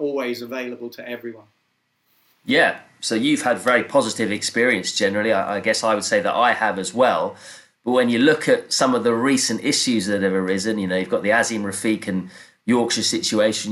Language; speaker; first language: English; native; English